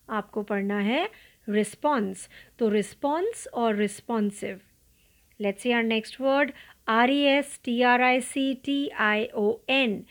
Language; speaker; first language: Hindi; non-native, local second language; Marathi